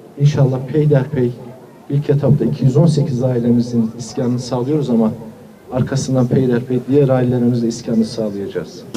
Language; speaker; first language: Turkish; native; Turkish